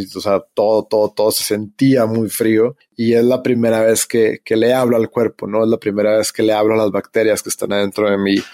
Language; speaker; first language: Spanish; native; Spanish